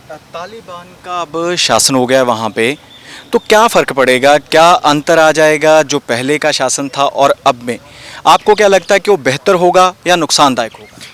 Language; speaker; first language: Hindi; non-native, local second language; Punjabi